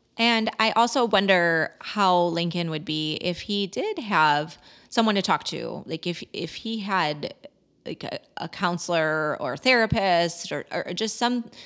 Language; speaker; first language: English; native; English